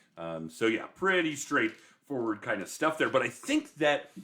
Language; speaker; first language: English; native; English